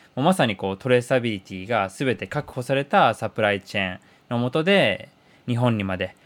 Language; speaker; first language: Japanese; native; Japanese